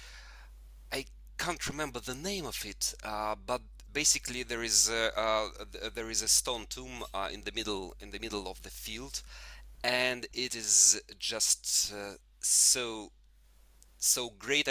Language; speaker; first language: English; non-native, fluent; Russian